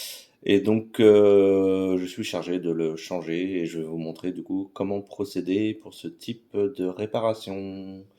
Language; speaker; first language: French; native; French